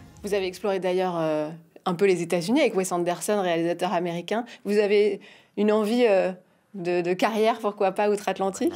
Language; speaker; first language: French; native; French